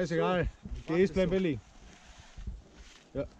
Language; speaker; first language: German; native; German